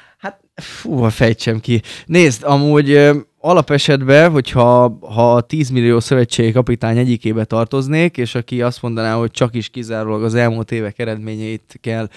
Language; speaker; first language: Hungarian; native; Hungarian